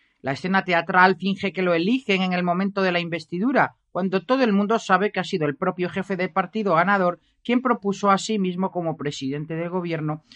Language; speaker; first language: Spanish; native; Spanish